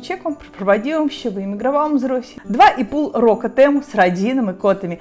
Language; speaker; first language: Polish; non-native, learner; Russian